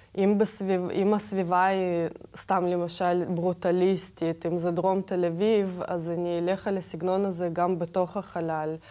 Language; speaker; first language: Hebrew; non-native, fluent; Russian